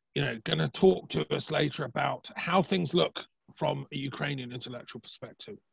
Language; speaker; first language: English; native; English